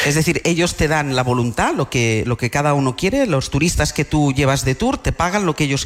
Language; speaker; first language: Spanish; native; Spanish